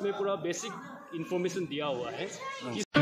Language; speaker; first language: Hindi; non-native, local second language; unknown